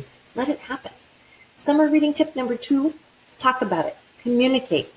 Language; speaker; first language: English; native; English